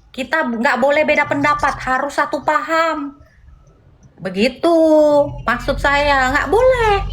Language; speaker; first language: Indonesian; native; Indonesian